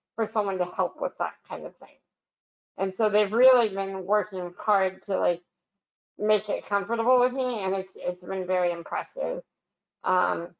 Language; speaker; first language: English; native; English